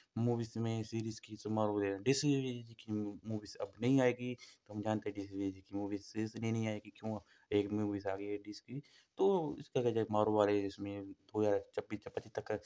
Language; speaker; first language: Hindi; non-native, local second language; Punjabi